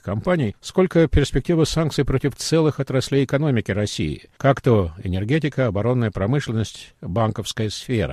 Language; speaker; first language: Russian; native; Russian